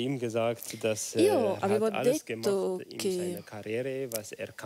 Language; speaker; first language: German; non-native, learner; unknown